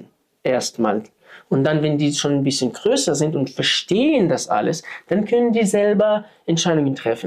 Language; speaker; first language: German; non-native, fluent; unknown